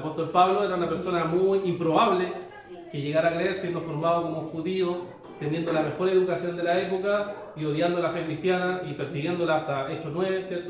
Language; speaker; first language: Spanish; native; Spanish